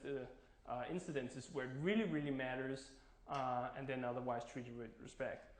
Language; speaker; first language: English; non-native, fluent; Danish